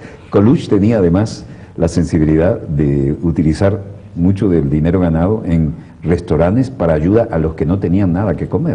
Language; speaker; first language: Spanish; native; Spanish